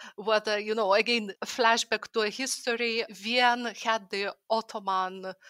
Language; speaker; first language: English; non-native, fluent; Lithuanian